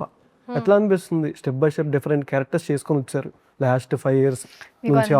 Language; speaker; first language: Telugu; native; Telugu